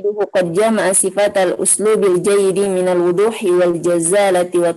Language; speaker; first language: Arabic; non-native, learner; Indonesian